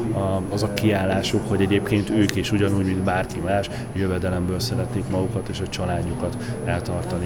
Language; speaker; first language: Hungarian; native; Hungarian